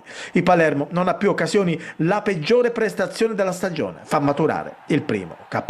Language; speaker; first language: Italian; native; Italian